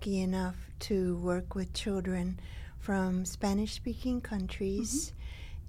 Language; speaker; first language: English; early bilingual, other home language; Spanish